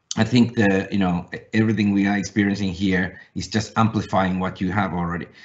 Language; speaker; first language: English; non-native, fluent; Finnish